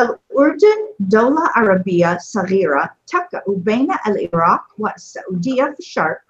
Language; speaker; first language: Arabic; non-native, fluent; English